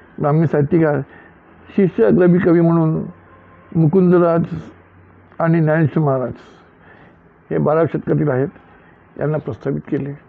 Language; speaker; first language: Marathi; native; Marathi